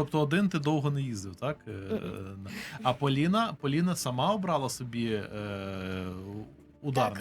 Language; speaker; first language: Ukrainian; native; Ukrainian